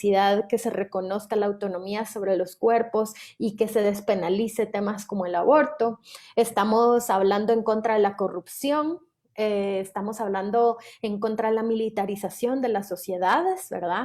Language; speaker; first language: Spanish; native; Spanish